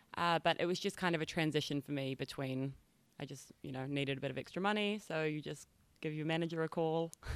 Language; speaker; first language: English; native; English